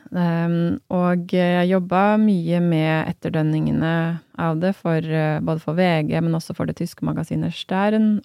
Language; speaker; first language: Norwegian; native; Norwegian